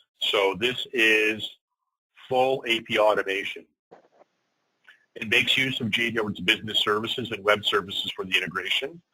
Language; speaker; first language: English; native; English